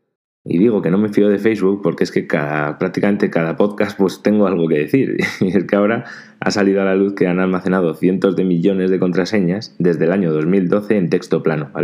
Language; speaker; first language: Spanish; native; Spanish